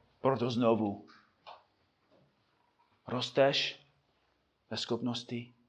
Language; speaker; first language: Czech; non-native, fluent; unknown